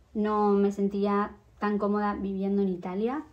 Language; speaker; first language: Spanish; native; Spanish